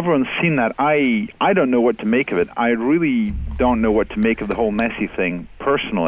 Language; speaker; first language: English; native; English